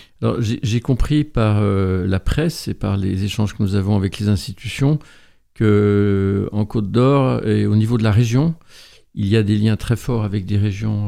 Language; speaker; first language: French; native; French